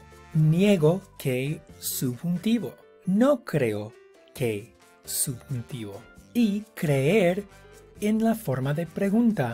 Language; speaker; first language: Spanish; non-native, fluent; English